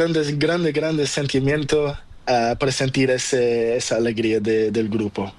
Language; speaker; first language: Spanish; non-native, learner; Portuguese